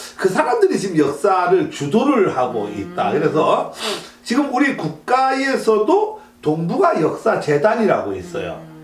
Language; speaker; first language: Korean; native; Korean